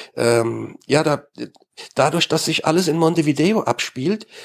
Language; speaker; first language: German; native; German